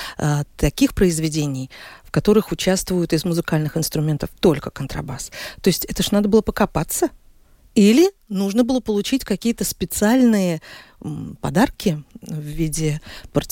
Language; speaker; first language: Russian; native; Russian